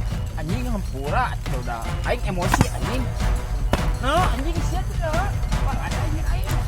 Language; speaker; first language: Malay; non-native, local second language; Sundanese